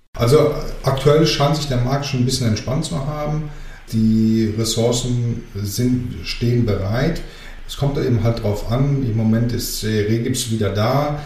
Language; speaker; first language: German; early bilingual, other home language; Greek